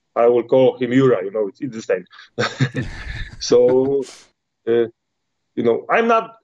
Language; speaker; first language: English; non-native, learner; Polish